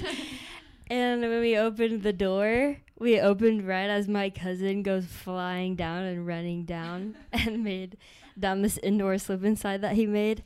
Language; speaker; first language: English; native; English